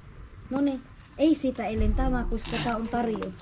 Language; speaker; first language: Finnish; non-native, learner; Waray